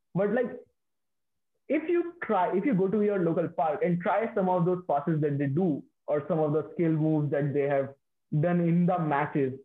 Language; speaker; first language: English; non-native, local second language; Hindi